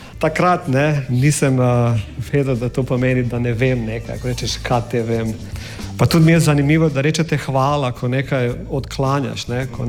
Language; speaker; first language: Slovenian; non-native, fluent; English